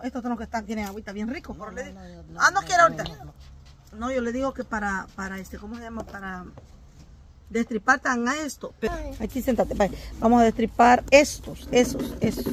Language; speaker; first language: Spanish; native; Spanish